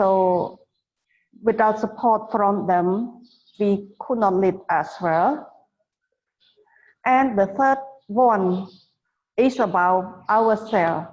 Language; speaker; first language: English; non-native, fluent; Khmer